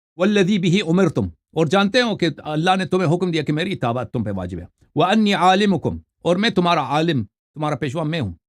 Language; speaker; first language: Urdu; non-native, fluent; Persian